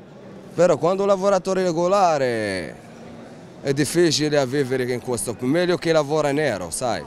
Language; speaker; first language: Italian; non-native, learner; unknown